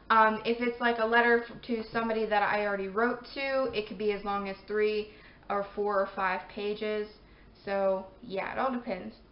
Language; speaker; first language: English; native; English